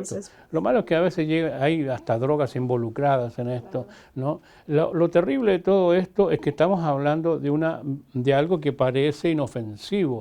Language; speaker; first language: Spanish; native; Spanish